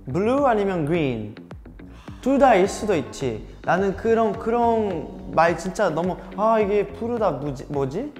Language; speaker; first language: Korean; non-native, learner; Portuguese